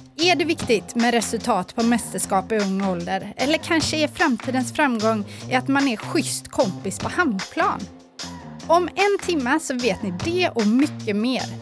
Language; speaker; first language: Swedish; native; Swedish